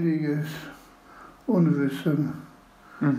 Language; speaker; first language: German; non-native, fluent; Polish